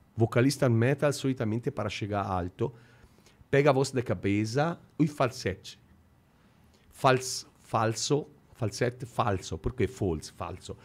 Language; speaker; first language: Portuguese; non-native, fluent; Italian